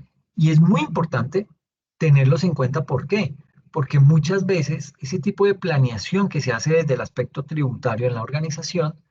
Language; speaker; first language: Spanish; native; Spanish